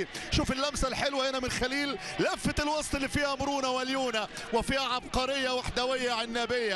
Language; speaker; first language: Arabic; native; Arabic